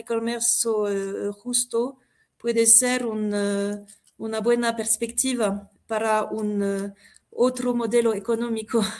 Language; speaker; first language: Spanish; non-native, fluent; French